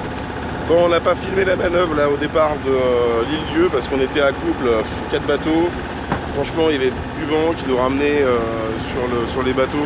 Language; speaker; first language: French; native; French